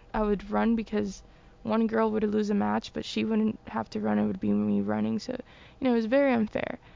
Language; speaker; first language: English; early bilingual, other home language; Spanish